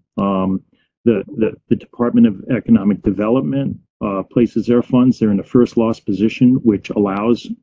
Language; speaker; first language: English; native; English